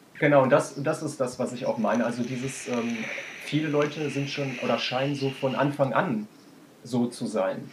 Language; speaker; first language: German; native; German